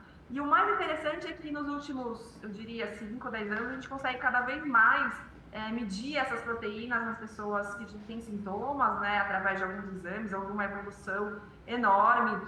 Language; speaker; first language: Portuguese; native; Portuguese